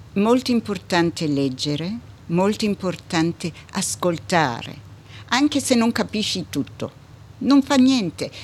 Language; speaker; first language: Italian; early bilingual, heritage; Italian